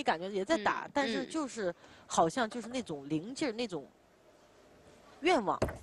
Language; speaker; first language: Chinese; native; Chinese